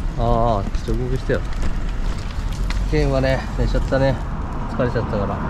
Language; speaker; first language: Japanese; native; Japanese